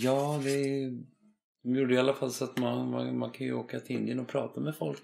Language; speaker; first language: Swedish; native; Swedish